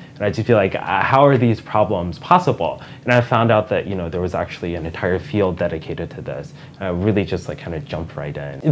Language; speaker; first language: English; native; English